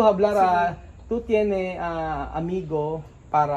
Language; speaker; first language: Spanish; non-native, learner; Filipino